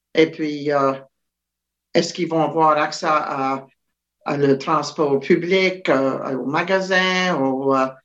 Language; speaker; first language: French; native; French